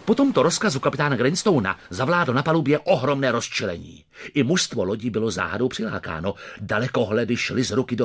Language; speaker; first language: Czech; native; Czech